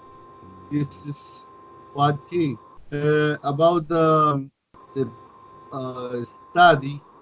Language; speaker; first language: English; non-native, learner; Spanish